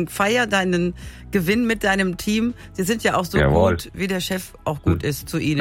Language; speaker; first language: German; native; German